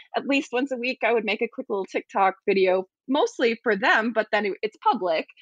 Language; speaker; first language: English; native; English